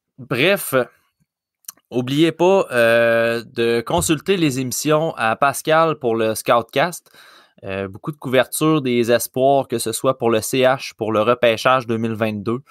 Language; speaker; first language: French; native; French